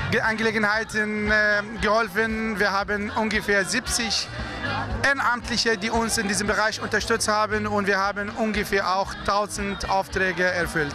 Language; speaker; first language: German; non-native, fluent; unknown